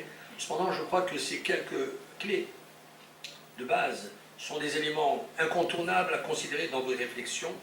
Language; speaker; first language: French; native; French